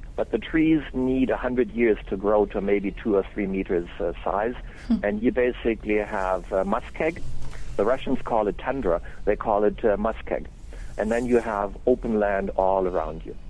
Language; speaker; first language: English; non-native, fluent; German